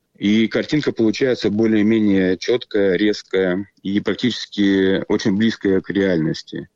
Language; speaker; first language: Russian; native; Russian